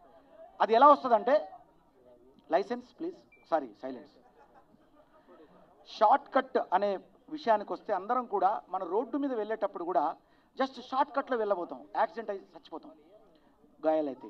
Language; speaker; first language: Telugu; native; Telugu